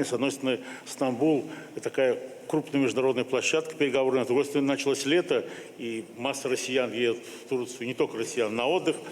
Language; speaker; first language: Russian; native; Russian